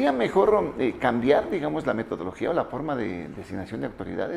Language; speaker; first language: Spanish; native; Spanish